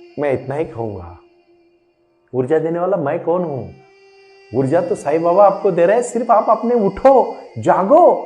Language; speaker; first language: Hindi; non-native, local second language; Marathi